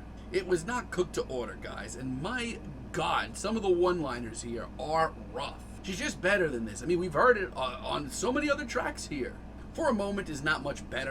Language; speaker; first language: English; native; English